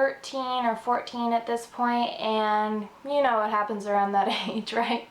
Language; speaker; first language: English; native; English